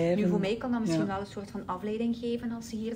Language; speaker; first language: Dutch; native; Dutch